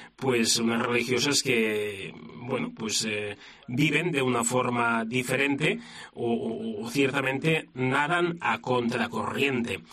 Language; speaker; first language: Spanish; non-native, local second language; Catalan